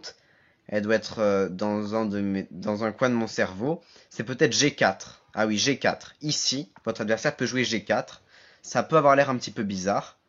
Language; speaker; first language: French; native; French